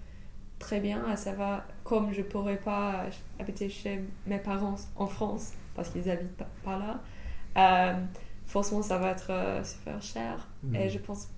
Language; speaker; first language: French; non-native, fluent; English